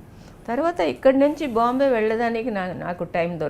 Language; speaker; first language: Telugu; non-native, local second language; Tamil